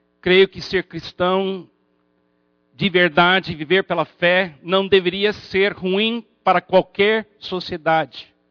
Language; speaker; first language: Portuguese; non-native, fluent; English